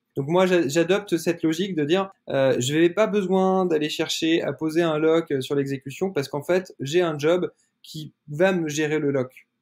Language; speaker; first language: French; native; French